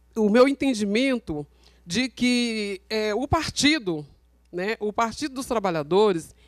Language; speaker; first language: Portuguese; native; Portuguese